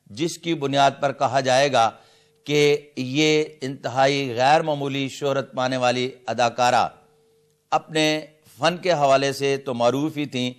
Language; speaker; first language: Urdu; non-native, local second language; Punjabi